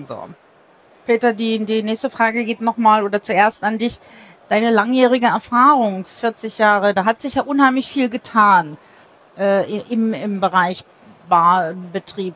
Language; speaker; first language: German; native; German